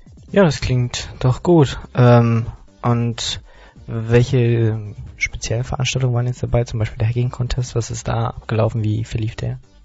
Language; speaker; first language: German; native; German